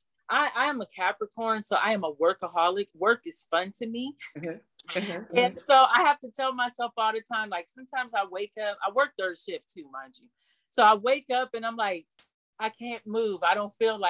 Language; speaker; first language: English; native; English